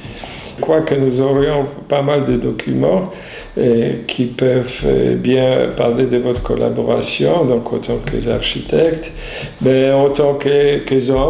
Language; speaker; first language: French; non-native, fluent; Polish